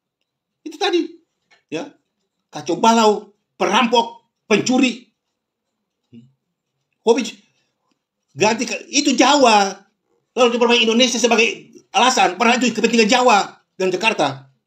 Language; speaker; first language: Indonesian; native; Indonesian